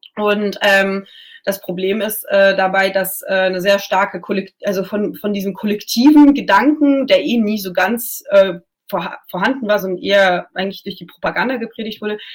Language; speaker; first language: German; non-native, local second language; Russian